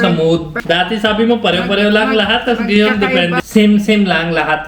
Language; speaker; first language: Filipino; non-native, learner; Punjabi